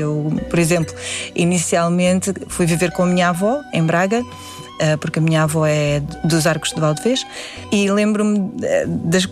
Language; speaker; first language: Portuguese; early bilingual, other home language; Indonesian